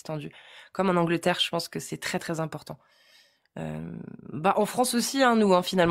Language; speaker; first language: French; native; French